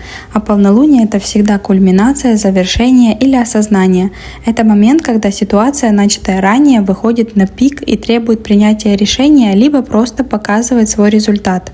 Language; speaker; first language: Russian; native; Russian